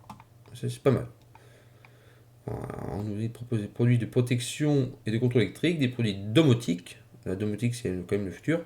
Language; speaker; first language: French; native; French